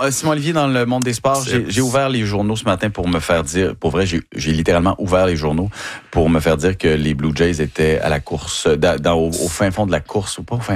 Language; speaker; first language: French; native; French